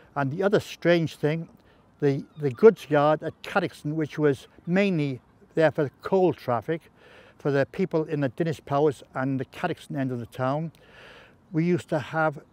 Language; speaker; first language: English; native; English